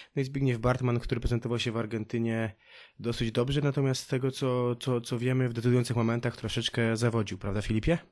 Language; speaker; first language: Polish; native; Polish